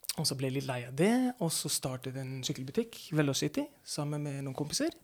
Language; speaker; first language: Norwegian; non-native, fluent; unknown